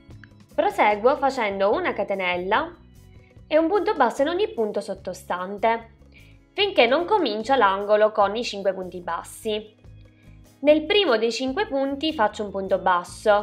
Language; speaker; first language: Italian; native; Italian